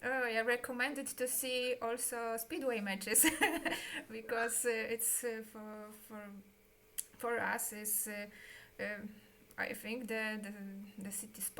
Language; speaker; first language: English; non-native, learner; Polish